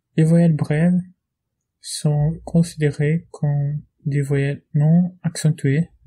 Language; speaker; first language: French; non-native, fluent; Portuguese